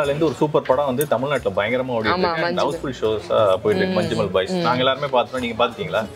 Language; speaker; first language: Tamil; native; Tamil